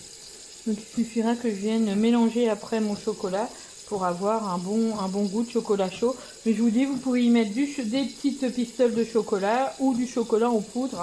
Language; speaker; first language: French; native; French